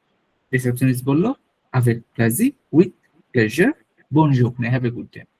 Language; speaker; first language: French; non-native, learner; Bangla